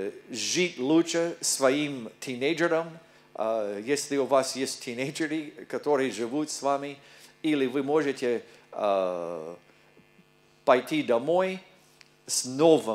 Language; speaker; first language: Russian; non-native, learner; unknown